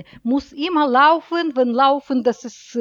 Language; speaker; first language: German; non-native, learner; Russian